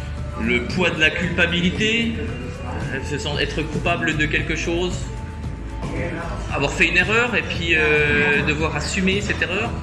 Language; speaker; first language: French; native; French